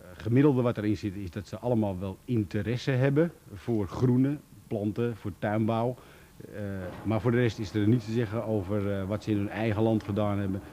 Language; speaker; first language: Dutch; native; Dutch